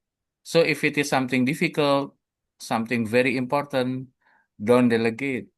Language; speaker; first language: English; non-native, learner; Indonesian